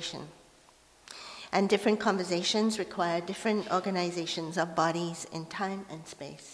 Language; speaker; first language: English; non-native, local second language; Min Nan Chinese